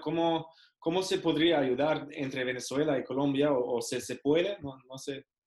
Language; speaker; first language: Spanish; non-native, fluent; German